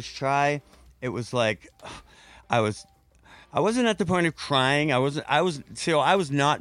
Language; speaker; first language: English; native; English